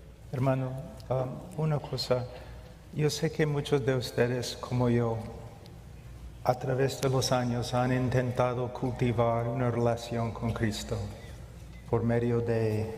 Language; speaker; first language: Spanish; non-native, fluent; English